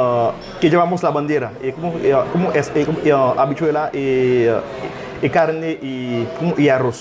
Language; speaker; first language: Spanish; non-native, fluent; Haitian Creole